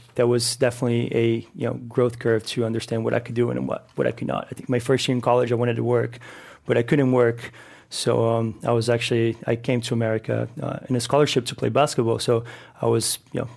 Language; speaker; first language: English; non-native, fluent; Portuguese